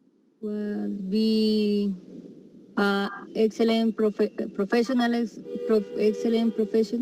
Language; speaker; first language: English; non-native, learner; Spanish